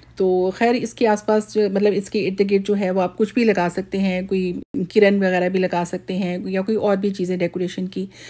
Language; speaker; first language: Urdu; native; Urdu